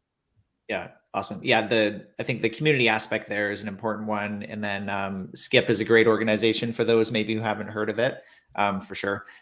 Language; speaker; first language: English; native; English